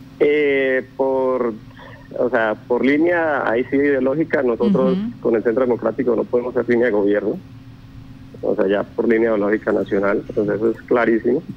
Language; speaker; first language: Spanish; native; Spanish